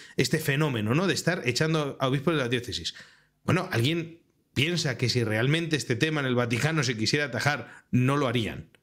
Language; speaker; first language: Spanish; native; Spanish